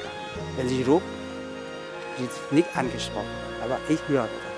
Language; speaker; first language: German; non-native, learner; Vietnamese